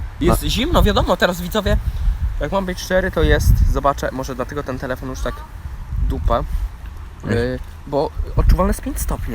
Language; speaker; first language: Polish; native; Polish